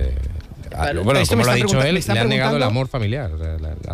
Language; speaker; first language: Spanish; native; Spanish